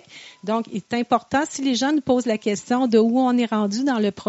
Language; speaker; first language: French; native; French